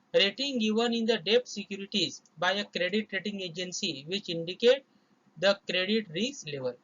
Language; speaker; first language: Hindi; non-native, local second language; Marathi